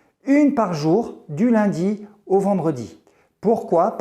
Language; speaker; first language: French; native; French